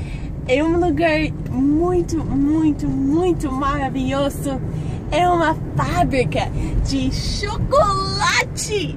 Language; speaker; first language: Portuguese; non-native, fluent; English